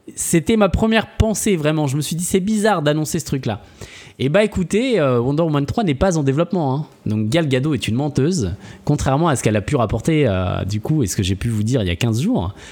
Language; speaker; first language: French; native; French